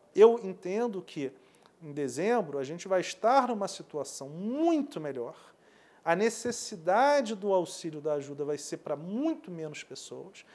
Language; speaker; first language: Portuguese; native; Portuguese